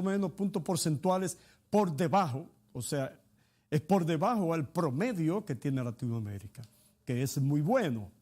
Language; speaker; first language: Spanish; native; Spanish